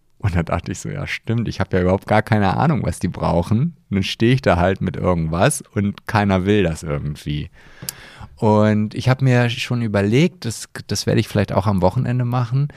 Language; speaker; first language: German; early bilingual, other home language; Polish